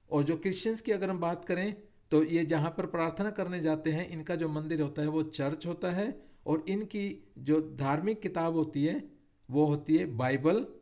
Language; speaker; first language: Hindi; native; Hindi